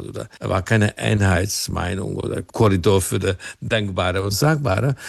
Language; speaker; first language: German; non-native, fluent; Hungarian